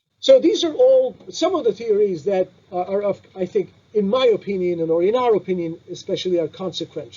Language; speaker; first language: English; non-native, fluent; Turkish